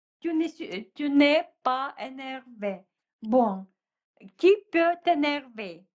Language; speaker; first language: French; non-native, fluent; Russian